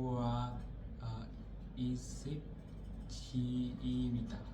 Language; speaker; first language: Korean; non-native, learner; Vietnamese